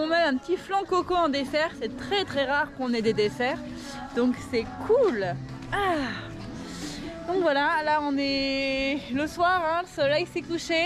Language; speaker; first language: French; native; French